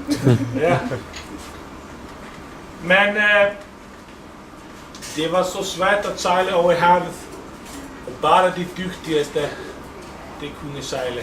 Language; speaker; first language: Danish; non-native, fluent; Icelandic